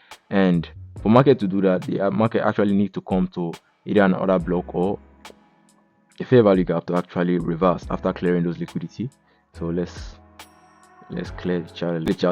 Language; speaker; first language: English; native; English